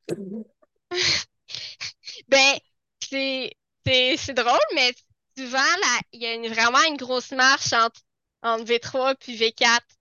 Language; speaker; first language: French; native; French